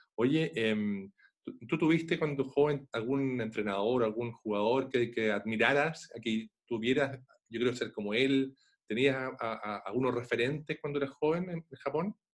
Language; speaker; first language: Spanish; native; Spanish